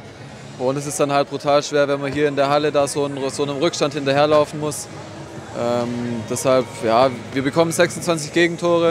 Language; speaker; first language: German; native; German